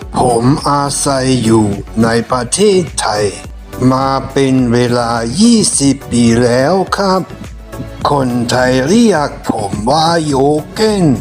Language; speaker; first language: Thai; non-native, fluent; German